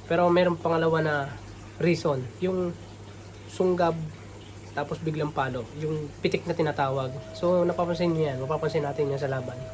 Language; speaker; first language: Filipino; native; Filipino